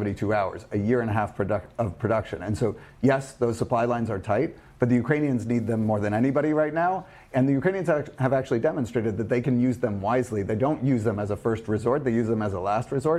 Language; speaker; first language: English; native; English